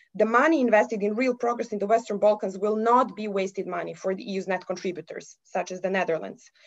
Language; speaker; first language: English; non-native, fluent; Serbian